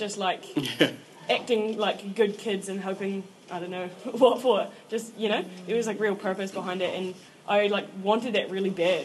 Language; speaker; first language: English; native; English